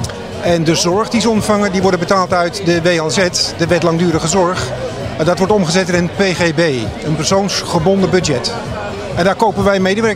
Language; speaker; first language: Dutch; native; Dutch